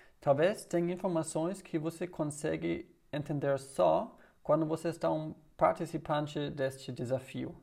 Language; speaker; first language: Portuguese; non-native, learner; German